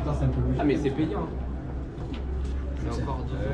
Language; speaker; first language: French; native; French